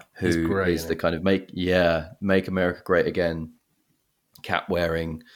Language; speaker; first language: English; native; English